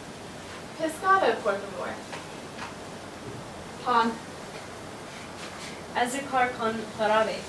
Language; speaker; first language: Spanish; non-native, learner; English